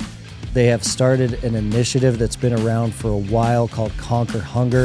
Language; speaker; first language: English; native; English